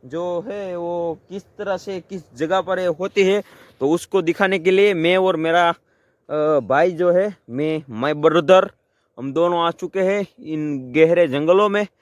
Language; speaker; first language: Hindi; non-native, local second language; Gujarati